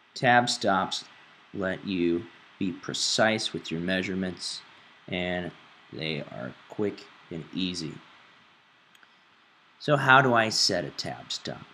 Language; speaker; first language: English; native; English